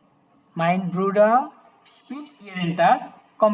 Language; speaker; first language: German; non-native, fluent; Bangla